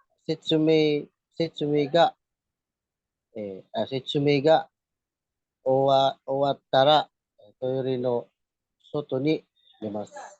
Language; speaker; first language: Japanese; non-native, learner; Cebuano